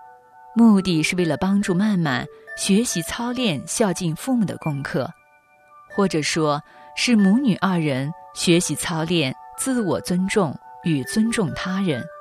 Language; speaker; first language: Chinese; native; Chinese